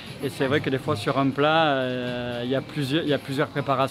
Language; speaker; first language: French; native; French